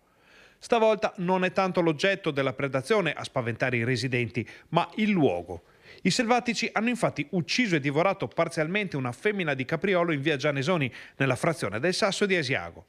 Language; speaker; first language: Italian; native; Italian